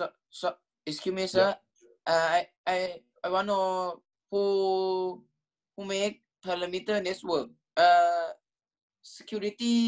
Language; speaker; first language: English; non-native, learner; Thai